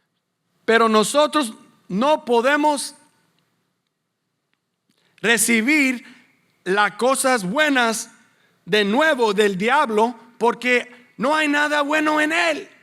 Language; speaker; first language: Spanish; non-native, fluent; English